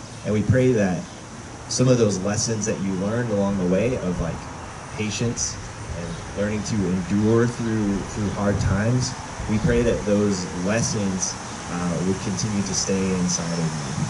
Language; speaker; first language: English; native; English